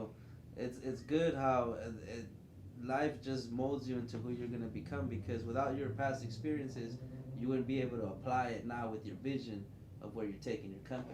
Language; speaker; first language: English; native; English